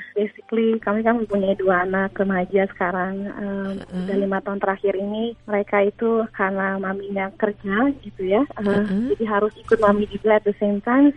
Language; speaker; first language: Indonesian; native; Indonesian